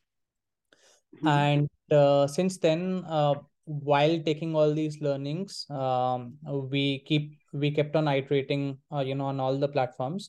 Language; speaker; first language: English; non-native, local second language; Hindi